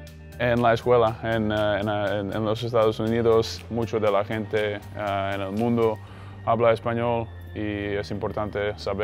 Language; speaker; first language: Spanish; non-native, fluent; Croatian